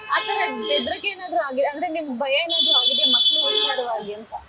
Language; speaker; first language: Kannada; native; Kannada